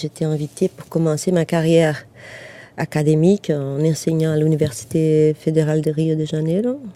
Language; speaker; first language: French; non-native, fluent; Portuguese